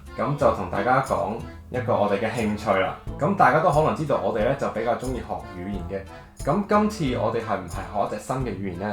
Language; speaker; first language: Cantonese; native; Cantonese